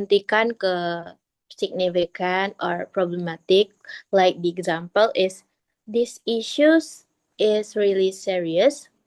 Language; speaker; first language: English; non-native, learner; Indonesian